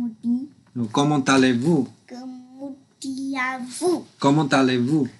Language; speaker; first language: French; non-native, learner; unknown